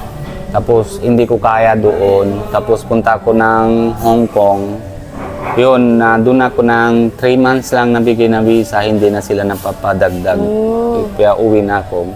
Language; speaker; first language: Filipino; non-native, learner; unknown